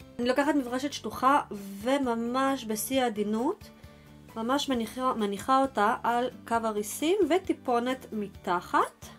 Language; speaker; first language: Hebrew; early bilingual, other home language; Russian